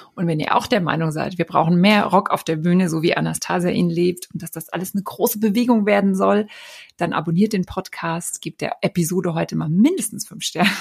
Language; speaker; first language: German; native; German